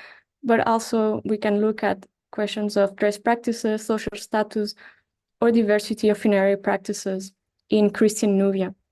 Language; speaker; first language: English; non-native, fluent; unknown